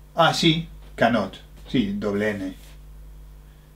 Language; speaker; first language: Spanish; non-native, fluent; English